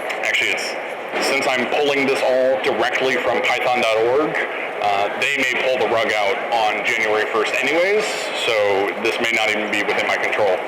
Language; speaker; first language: English; native; English